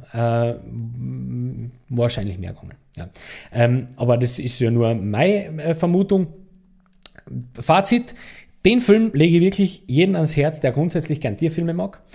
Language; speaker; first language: German; native; German